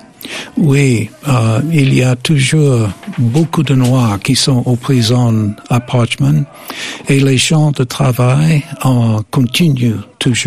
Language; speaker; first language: French; non-native, fluent; English